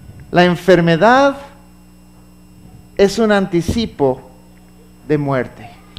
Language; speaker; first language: Spanish; native; Spanish